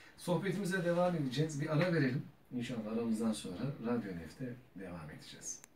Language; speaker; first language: Turkish; native; Turkish